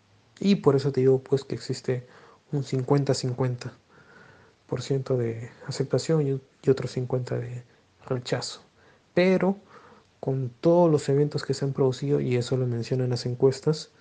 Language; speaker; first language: Spanish; native; Spanish